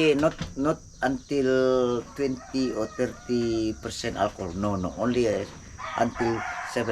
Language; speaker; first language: English; non-native, fluent; Indonesian